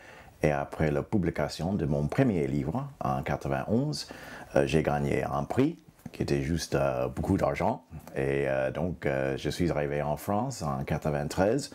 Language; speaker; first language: French; non-native, fluent; English